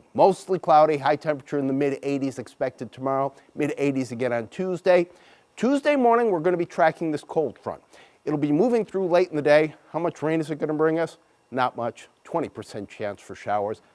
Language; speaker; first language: English; native; English